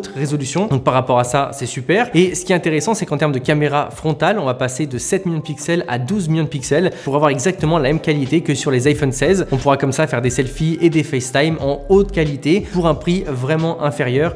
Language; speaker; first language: French; native; French